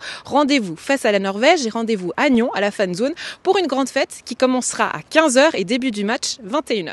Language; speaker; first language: French; native; French